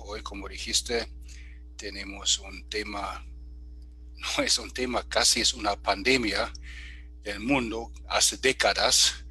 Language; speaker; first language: Spanish; non-native, fluent; German